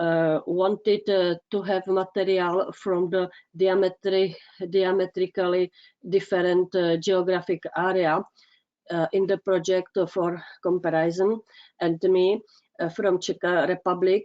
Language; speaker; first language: English; non-native, fluent; Czech